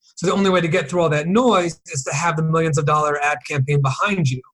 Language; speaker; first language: English; native; English